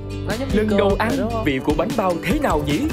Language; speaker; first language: Vietnamese; native; Vietnamese